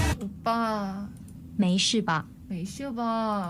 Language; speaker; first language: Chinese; non-native, learner; Korean